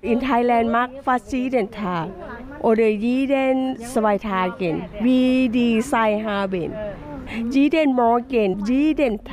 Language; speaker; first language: German; non-native, learner; Thai